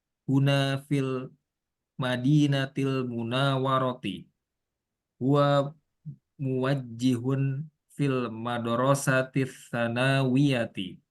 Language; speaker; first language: Arabic; non-native, learner; Indonesian